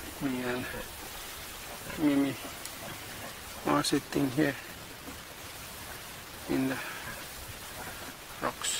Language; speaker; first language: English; non-native, learner; Finnish